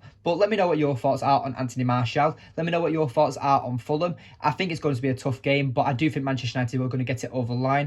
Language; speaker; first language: English; native; English